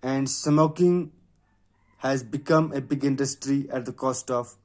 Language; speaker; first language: English; non-native, local second language; Urdu